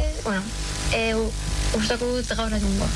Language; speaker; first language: Basque; non-native, local second language; Spanish